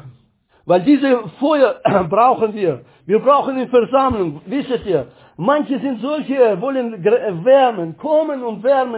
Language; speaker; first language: German; non-native, learner; Russian